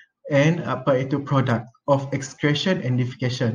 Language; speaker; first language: English; non-native, local second language; Malay